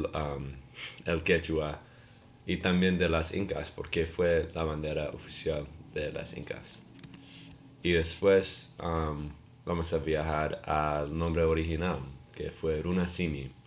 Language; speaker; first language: Spanish; non-native, learner; English